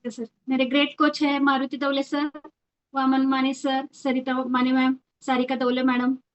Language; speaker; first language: Hindi; non-native, local second language; Marathi